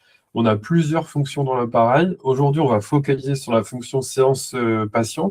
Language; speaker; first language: French; native; French